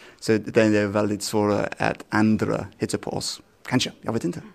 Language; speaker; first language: Swedish; non-native, fluent; English